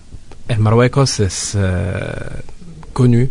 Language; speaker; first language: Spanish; non-native, learner; Arabic